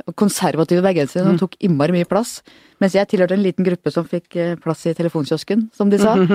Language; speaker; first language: Norwegian; native; Norwegian